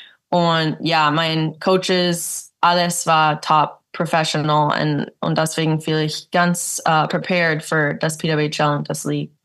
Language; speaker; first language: German; early bilingual, heritage; English